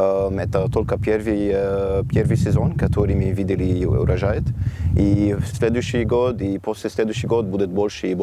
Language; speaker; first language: Russian; non-native, learner; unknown